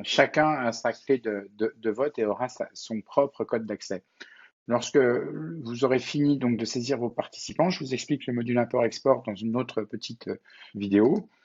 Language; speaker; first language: French; native; French